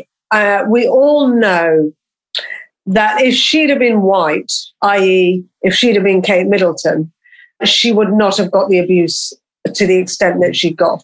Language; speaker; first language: English; native; English